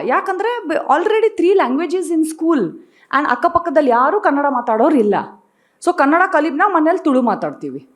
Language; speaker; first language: Kannada; early bilingual, heritage; Tulu